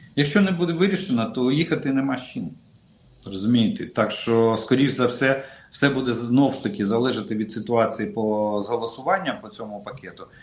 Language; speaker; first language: Ukrainian; non-native, local second language; Russian